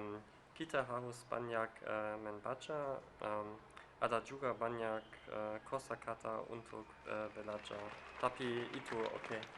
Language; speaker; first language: Indonesian; non-native, learner; German